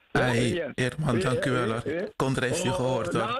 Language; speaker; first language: Dutch; native; Dutch